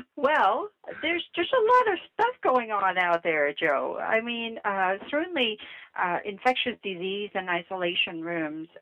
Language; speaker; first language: English; non-native, fluent; Vietnamese